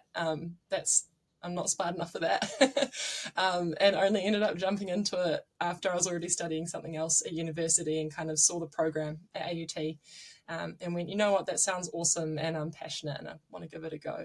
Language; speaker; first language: English; native; English